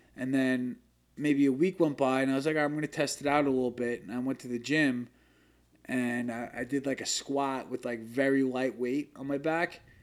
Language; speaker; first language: English; native; English